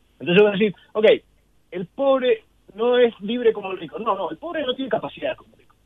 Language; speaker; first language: Spanish; native; Spanish